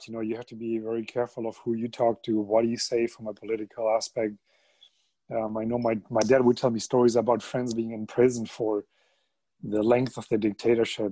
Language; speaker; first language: English; non-native, fluent; German